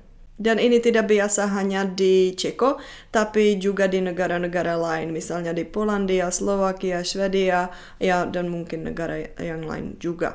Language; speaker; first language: Indonesian; non-native, fluent; Czech